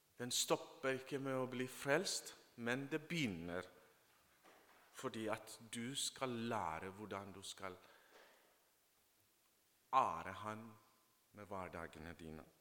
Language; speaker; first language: Norwegian; non-native, fluent; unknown